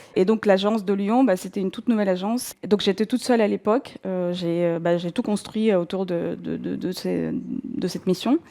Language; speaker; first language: French; non-native, fluent; Russian